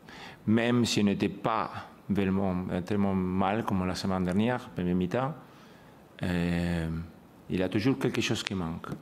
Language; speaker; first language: French; non-native, fluent; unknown